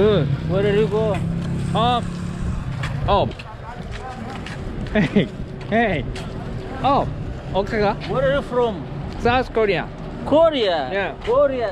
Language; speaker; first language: English; non-native, learner; Korean